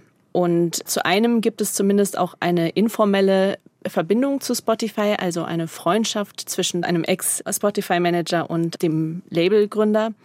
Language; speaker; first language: German; native; German